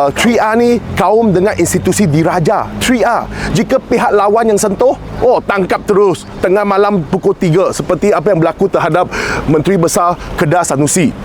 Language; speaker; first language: Malay; non-native, local second language; Chinese